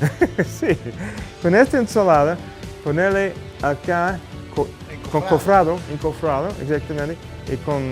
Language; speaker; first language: Spanish; non-native, learner; English